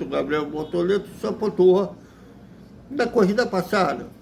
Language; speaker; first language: Portuguese; native; Portuguese